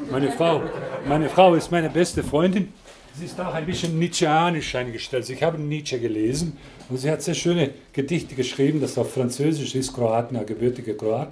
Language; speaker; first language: German; non-native, fluent; Croatian